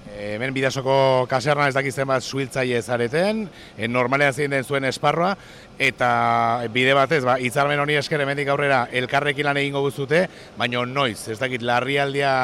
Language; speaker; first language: Basque; native; Basque